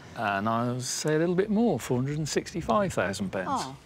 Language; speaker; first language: English; native; English